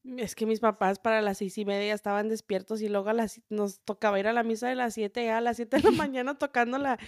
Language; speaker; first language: Spanish; early bilingual, heritage; Spanish